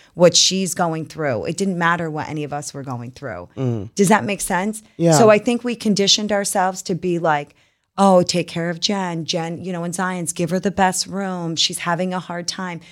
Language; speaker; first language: English; native; English